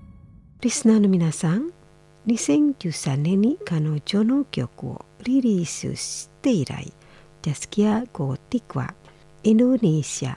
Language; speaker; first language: Japanese; non-native, fluent; Indonesian